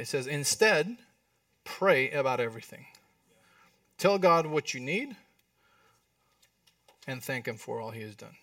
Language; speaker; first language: English; non-native, fluent; Spanish